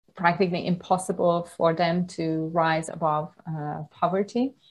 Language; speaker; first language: English; non-native, fluent; Hungarian